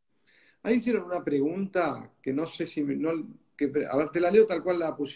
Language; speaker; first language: Spanish; native; Spanish